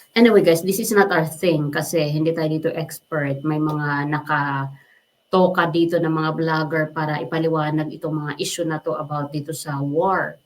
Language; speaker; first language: Filipino; non-native, local second language; Waray